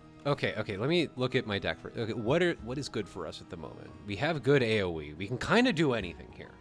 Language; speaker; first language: English; native; English